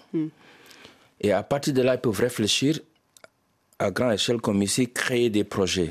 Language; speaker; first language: French; non-native, local second language; Wolof